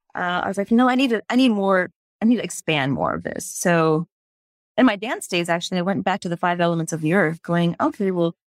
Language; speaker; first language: English; native; English